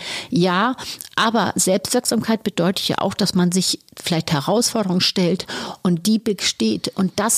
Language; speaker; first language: German; native; German